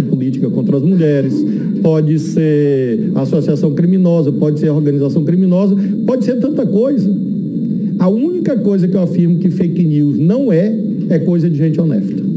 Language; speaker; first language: Portuguese; native; Portuguese